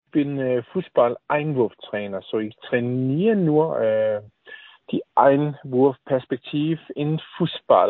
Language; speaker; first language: German; non-native, learner; Danish